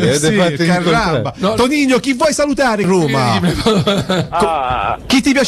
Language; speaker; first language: Italian; native; Italian